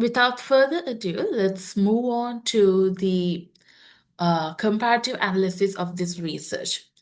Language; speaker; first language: English; non-native, local second language; Sinhala